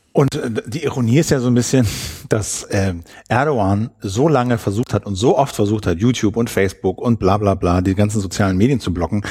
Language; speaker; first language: German; native; German